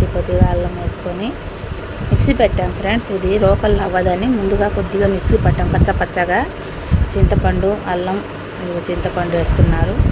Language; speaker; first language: Telugu; non-native, local second language; Urdu